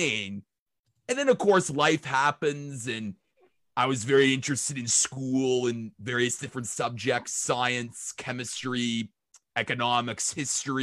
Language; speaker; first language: English; native; English